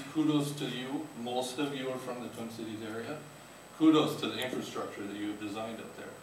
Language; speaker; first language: English; native; English